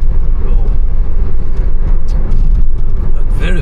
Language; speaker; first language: English; non-native, learner; Arabic